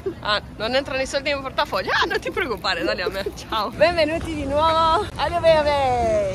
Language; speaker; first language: Italian; native; Italian